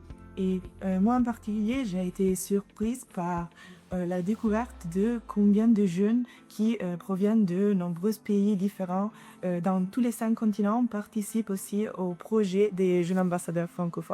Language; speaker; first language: French; non-native, local second language; Italian